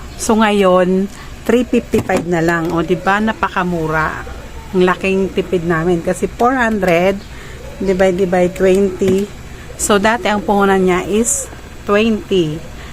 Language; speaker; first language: Filipino; non-native, local second language; Cebuano